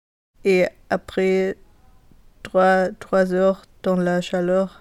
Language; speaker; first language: French; non-native, learner; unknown